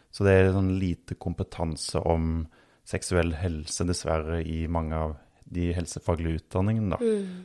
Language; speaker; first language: Norwegian; native; Norwegian